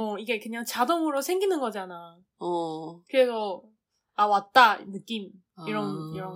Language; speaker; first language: Korean; non-native, learner; Chinese